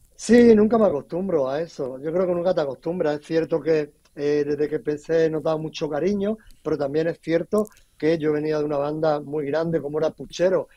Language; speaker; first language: Spanish; native; Spanish